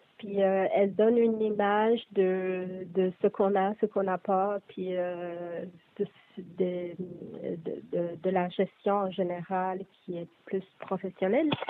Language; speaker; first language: French; native; French